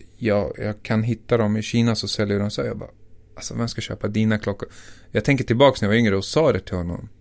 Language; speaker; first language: Swedish; early bilingual, other home language; Assyrian Neo-Aramaic